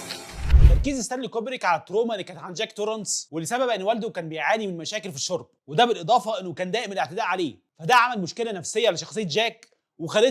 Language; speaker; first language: Arabic; native; Arabic